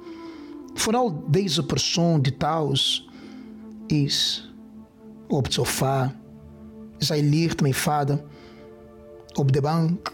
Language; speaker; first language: Dutch; non-native, fluent; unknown